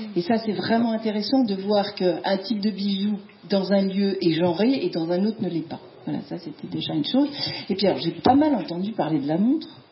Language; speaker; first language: French; native; French